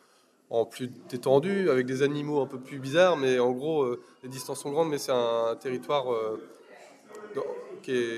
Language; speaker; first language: French; native; French